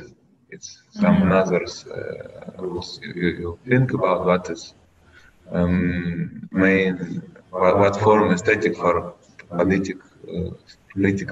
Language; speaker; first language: English; non-native, learner; Russian